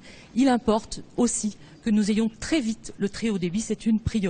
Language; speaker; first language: French; native; French